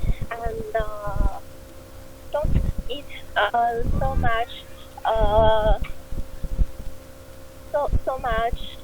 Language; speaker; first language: English; non-native, learner; Chinese